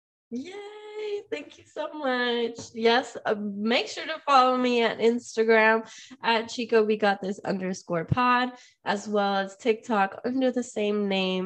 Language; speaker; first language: English; non-native, fluent; Spanish